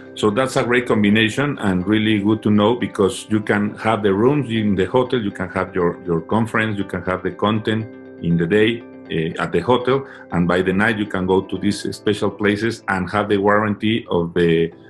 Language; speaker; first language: English; non-native, fluent; Spanish